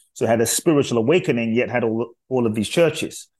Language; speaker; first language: English; native; English